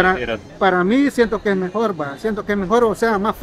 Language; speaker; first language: Spanish; native; Spanish